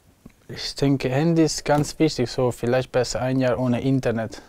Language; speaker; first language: German; non-native, learner; Italian